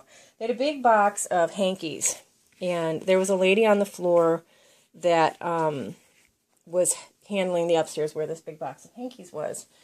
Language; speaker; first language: English; native; English